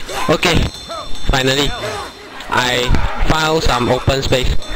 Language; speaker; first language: English; non-native, local second language; Chinese